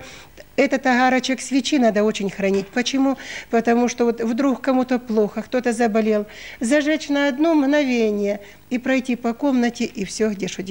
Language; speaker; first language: Russian; native; Russian